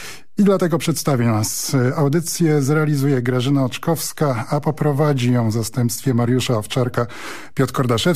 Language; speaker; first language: Polish; native; Polish